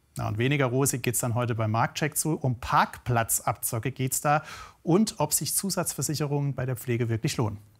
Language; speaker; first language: German; native; German